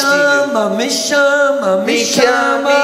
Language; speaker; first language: Italian; non-native, learner; Portuguese